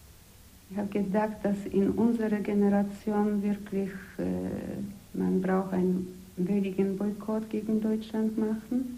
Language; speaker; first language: German; non-native, fluent; Polish